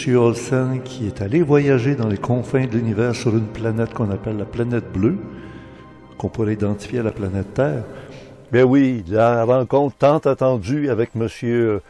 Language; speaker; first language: French; native; French